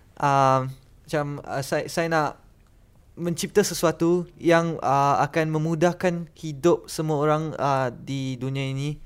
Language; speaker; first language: Malay; non-native, local second language; Tamil